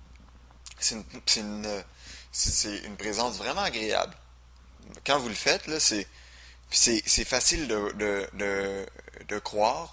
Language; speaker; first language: French; native; French